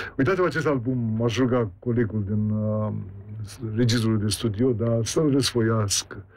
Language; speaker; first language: Romanian; native; Romanian